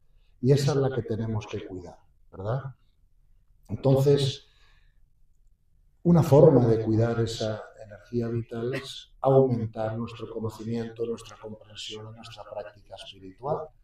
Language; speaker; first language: Spanish; native; Spanish